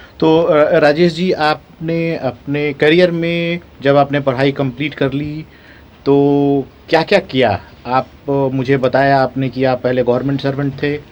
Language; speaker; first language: Hindi; native; Hindi